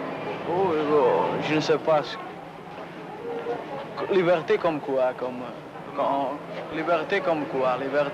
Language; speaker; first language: French; non-native, fluent; Portuguese